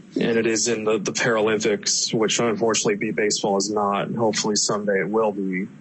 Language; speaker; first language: English; native; English